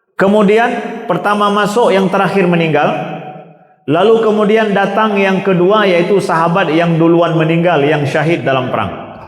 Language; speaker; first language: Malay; non-native, local second language; Achinese